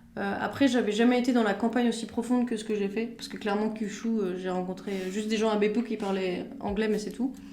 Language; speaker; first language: French; native; French